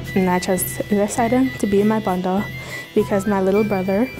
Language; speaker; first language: English; native; English